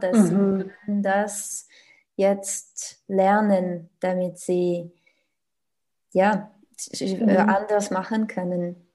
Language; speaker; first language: German; non-native, learner; French